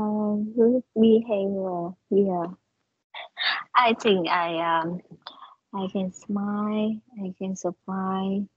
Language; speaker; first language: English; non-native, learner; Vietnamese